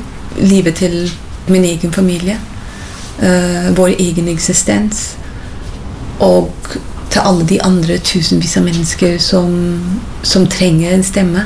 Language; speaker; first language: Norwegian; non-native, fluent; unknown